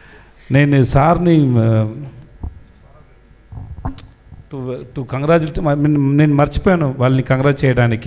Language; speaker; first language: Telugu; non-native, learner; Tamil